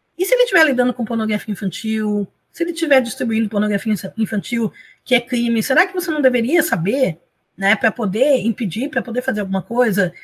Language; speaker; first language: Portuguese; early bilingual, other home language; Spanish